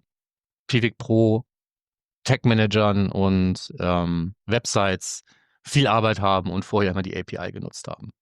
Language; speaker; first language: German; native; German